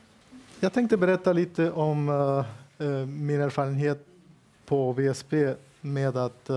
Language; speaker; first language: Swedish; non-native, fluent; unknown